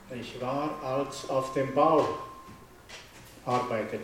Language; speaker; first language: German; non-native, learner; Romanian